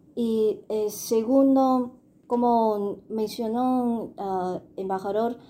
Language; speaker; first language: Spanish; non-native, fluent; Vietnamese